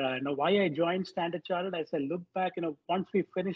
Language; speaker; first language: English; non-native, local second language; Tamil